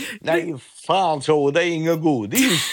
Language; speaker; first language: Swedish; non-native, learner; Dutch